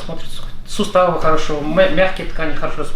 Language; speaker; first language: Russian; native; Russian